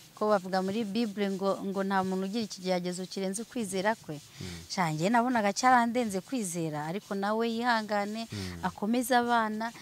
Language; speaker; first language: Kinyarwanda; early bilingual, heritage; Swahili